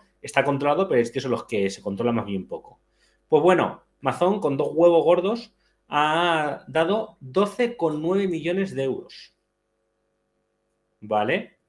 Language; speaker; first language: Spanish; native; Spanish